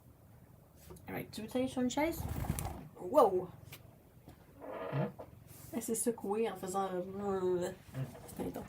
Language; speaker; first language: French; native; French